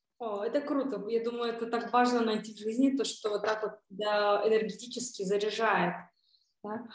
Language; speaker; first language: Russian; non-native, local second language; Kyrgyz